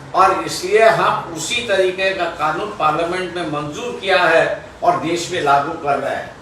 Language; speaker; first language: Hindi; non-native, local second language; Marathi